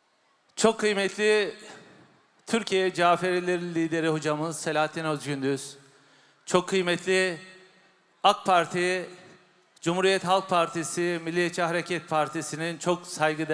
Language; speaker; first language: Turkish; native; Turkish